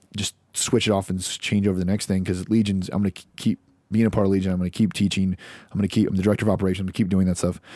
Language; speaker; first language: English; native; English